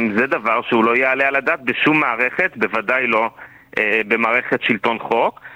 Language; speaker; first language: Hebrew; native; Hebrew